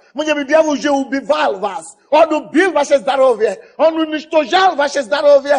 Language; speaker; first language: Russian; non-native, fluent; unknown